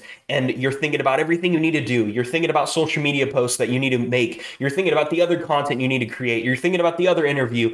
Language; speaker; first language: English; native; English